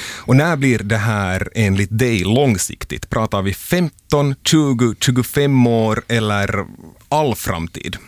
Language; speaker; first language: Swedish; native; Swedish